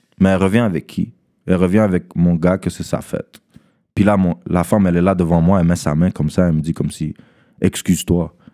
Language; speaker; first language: French; early bilingual, other home language; Russian